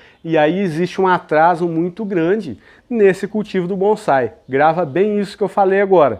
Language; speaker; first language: Portuguese; native; Portuguese